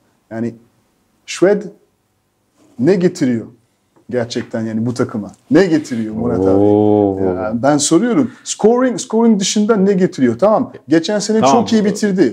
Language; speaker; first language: Turkish; non-native, fluent; French